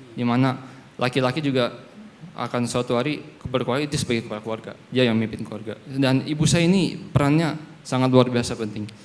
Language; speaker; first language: Indonesian; non-native, fluent; French